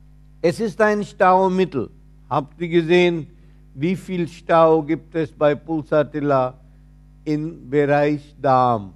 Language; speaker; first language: German; non-native, fluent; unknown